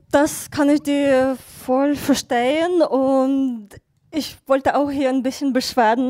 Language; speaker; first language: German; non-native, fluent; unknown